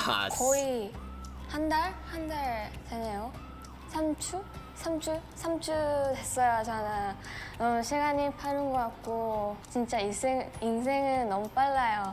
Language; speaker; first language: Korean; non-native, fluent; Japanese